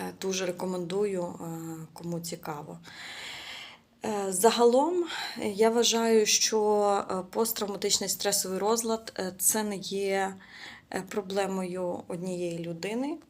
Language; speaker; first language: Ukrainian; native; Ukrainian